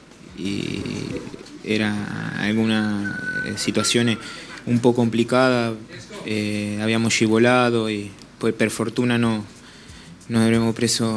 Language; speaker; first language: Italian; non-native, learner; Spanish